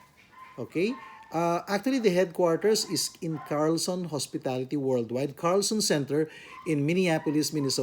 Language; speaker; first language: English; non-native, local second language; Filipino